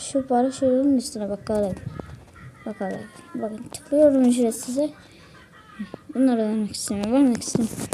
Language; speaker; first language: Turkish; native; Turkish